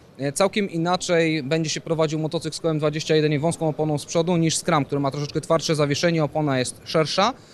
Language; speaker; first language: Polish; native; Polish